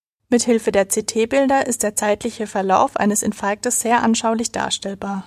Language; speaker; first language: German; native; German